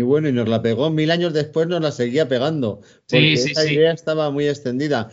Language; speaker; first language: Spanish; native; Spanish